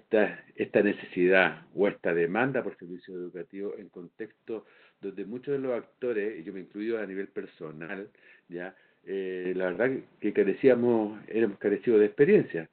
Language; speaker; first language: Spanish; native; Spanish